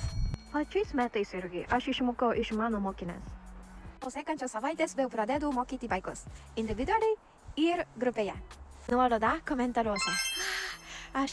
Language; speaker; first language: Lithuanian; non-native, learner; Japanese